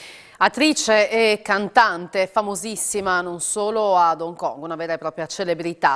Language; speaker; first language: Italian; native; Italian